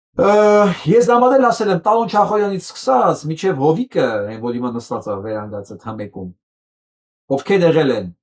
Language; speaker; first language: Armenian; native; Armenian